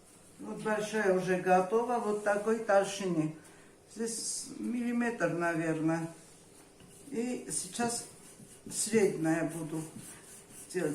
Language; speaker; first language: Russian; non-native, fluent; Armenian